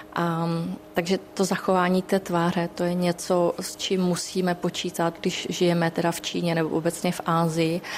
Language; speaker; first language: Czech; native; Czech